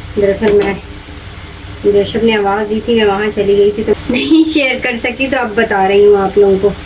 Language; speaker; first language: Urdu; native; Urdu